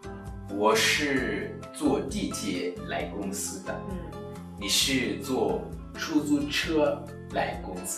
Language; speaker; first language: Chinese; non-native, learner; Swahili